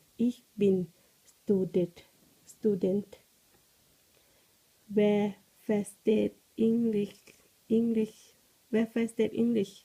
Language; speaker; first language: German; non-native, learner; Thai